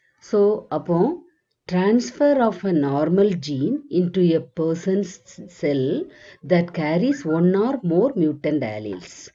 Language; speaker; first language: English; non-native, local second language; Tamil